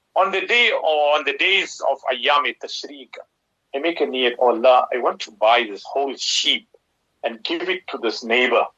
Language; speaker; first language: English; native; English